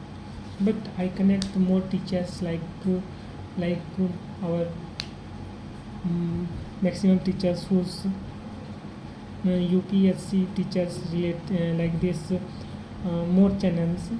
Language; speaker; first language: English; non-native, learner; Hindi